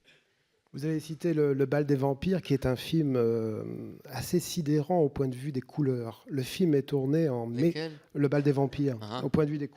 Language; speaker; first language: French; native; French